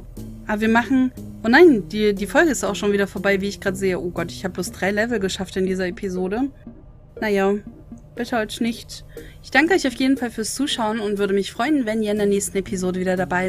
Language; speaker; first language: German; native; German